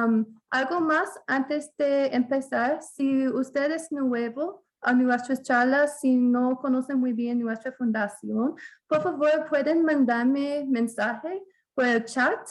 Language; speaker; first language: Spanish; non-native, fluent; English